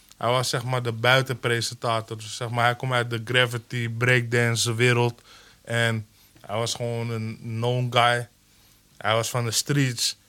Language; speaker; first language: Dutch; early bilingual, other home language; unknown